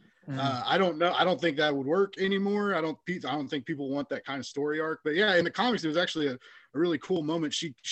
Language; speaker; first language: English; native; English